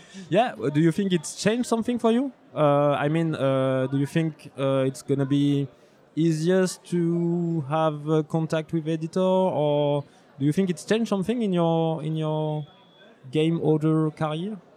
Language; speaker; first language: English; non-native, learner; French